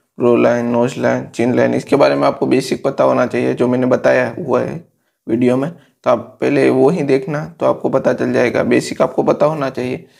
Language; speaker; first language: Hindi; native; Hindi